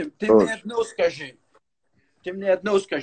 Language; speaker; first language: Russian; native; Russian